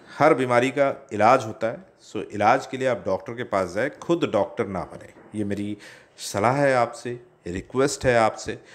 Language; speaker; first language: Hindi; non-native, local second language; Odia